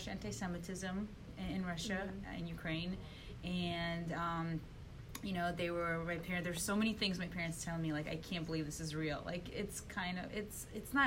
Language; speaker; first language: English; early bilingual, other home language; Russian